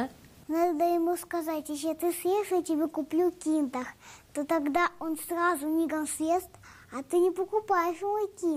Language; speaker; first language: Russian; native; Russian